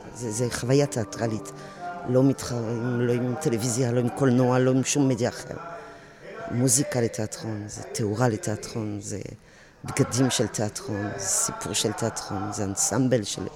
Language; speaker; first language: Hebrew; non-native, fluent; French